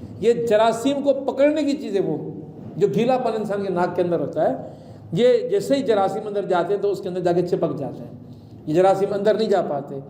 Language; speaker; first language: Urdu; non-native, local second language; Sindhi